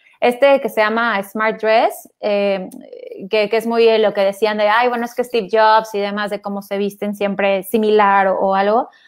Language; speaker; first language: Spanish; native; Spanish